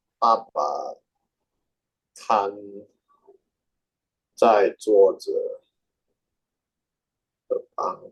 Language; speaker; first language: Chinese; non-native, learner; Indonesian